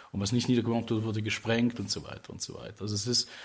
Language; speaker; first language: German; native; German